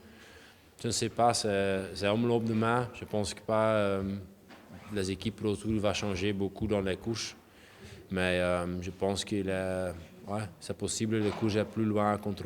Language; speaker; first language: French; non-native, local second language; Dutch